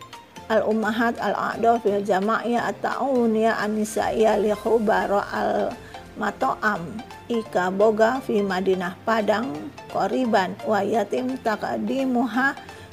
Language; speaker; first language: Arabic; non-native, learner; Indonesian